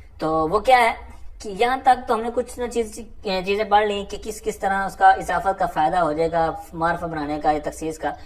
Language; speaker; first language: Urdu; non-native, local second language; Punjabi